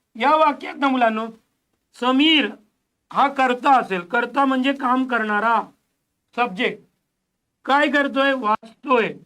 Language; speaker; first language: Marathi; non-native, local second language; Hindi